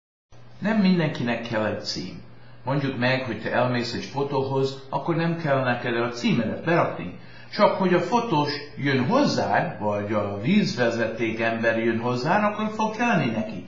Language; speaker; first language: Hungarian; early bilingual, heritage; Hungarian